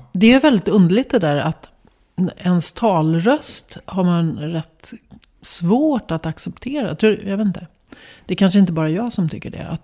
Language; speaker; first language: Swedish; native; Swedish